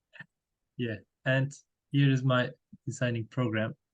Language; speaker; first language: English; non-native, learner; Turkish